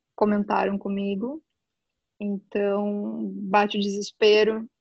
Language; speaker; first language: Portuguese; native; Portuguese